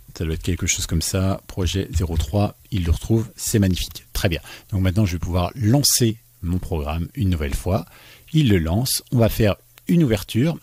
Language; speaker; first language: French; native; French